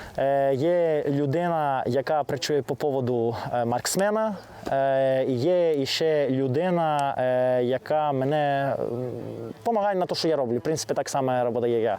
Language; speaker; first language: Ukrainian; non-native, learner; Greek